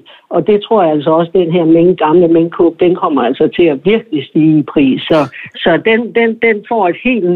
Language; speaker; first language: Danish; native; Danish